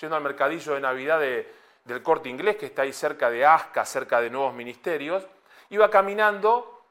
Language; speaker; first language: Spanish; native; Spanish